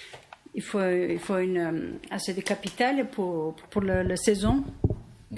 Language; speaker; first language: French; non-native, fluent; Turkish